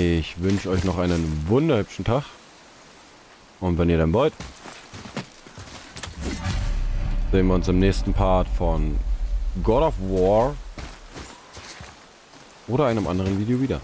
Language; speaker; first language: German; native; German